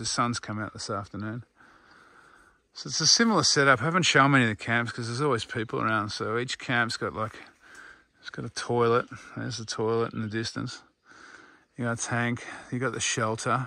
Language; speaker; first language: English; native; English